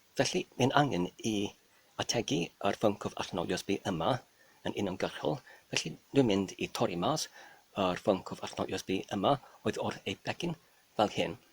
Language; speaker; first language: Welsh; non-native, fluent; German